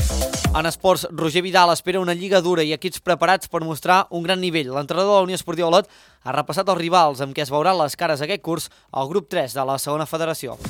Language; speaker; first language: Catalan; native; Catalan